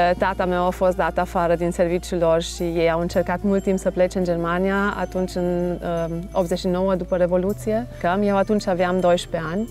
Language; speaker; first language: Romanian; non-native, local second language; German